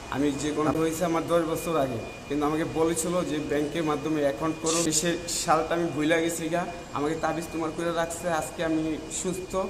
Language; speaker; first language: Bangla; native; Bangla